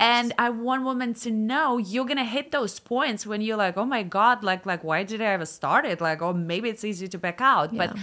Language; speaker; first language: English; non-native, fluent; Russian